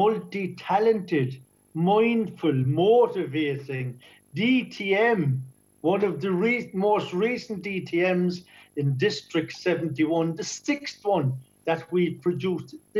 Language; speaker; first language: English; native; English